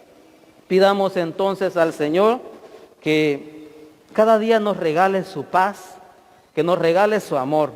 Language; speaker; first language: Spanish; native; Spanish